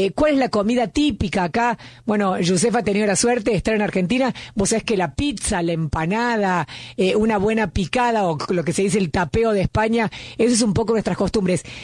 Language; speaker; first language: Spanish; native; Spanish